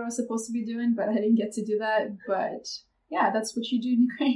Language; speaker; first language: English; non-native, fluent; Russian